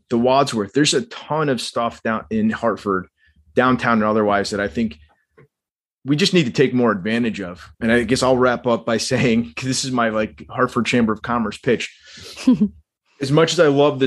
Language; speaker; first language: English; native; English